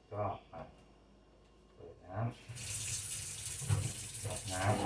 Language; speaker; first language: Thai; native; Thai